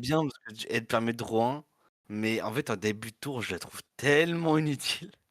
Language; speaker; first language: French; native; French